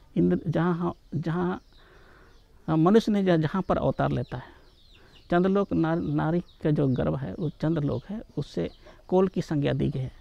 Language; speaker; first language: Hindi; non-native, local second language; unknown